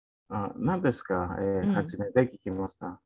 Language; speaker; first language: Japanese; non-native, learner; Greek